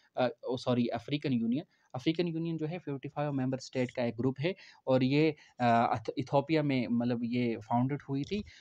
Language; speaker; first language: Hindi; non-native, local second language; Kashmiri